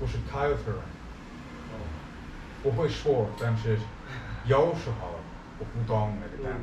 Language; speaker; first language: Chinese; non-native, learner; English